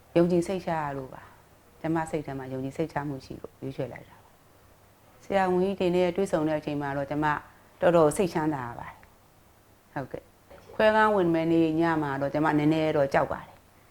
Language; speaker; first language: Burmese; native; Burmese